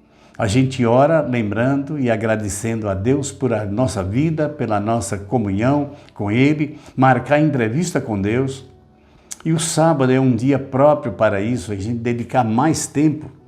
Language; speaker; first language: Portuguese; native; Portuguese